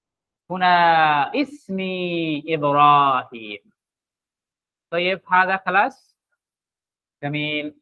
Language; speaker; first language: Arabic; non-native, fluent; Bangla